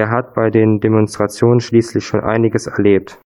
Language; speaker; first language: German; native; German